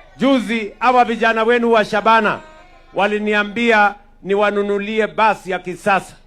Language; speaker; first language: Swahili; non-native, local second language; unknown